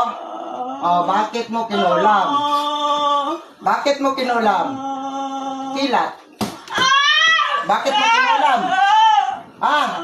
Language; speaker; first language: Filipino; non-native, local second language; Cebuano